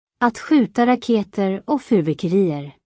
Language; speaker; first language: Swedish; non-native, fluent; Ukrainian